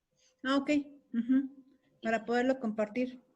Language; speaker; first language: Spanish; native; Spanish